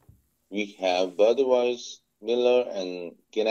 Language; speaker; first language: English; non-native, learner; Korean